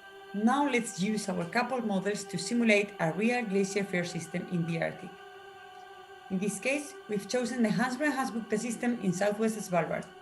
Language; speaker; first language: English; non-native, fluent; Spanish